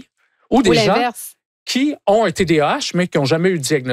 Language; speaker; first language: French; native; French